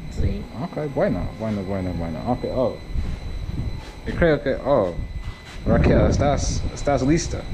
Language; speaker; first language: Spanish; non-native, learner; English